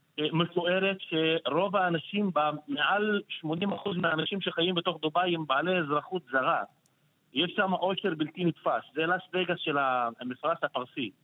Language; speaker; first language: Hebrew; non-native, local second language; Arabic